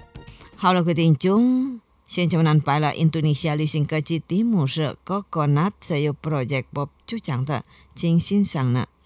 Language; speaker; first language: Chinese; non-native, fluent; Indonesian